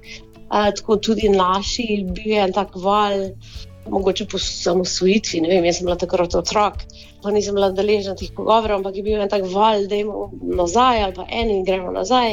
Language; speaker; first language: Slovenian; early bilingual, heritage; Slovenian